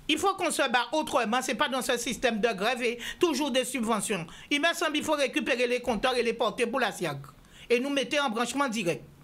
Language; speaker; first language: French; non-native, local second language; Guadeloupean Creole French